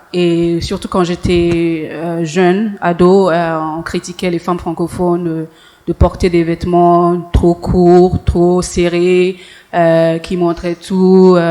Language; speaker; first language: French; early bilingual, heritage; English